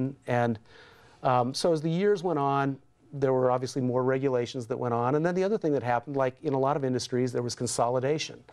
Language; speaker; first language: English; native; English